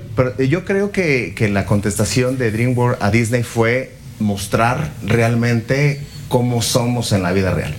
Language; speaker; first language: Spanish; native; Spanish